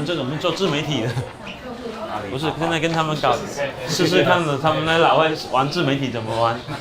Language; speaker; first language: Chinese; native; Chinese